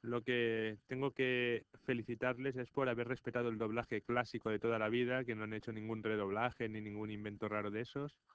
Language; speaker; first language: Spanish; native; Spanish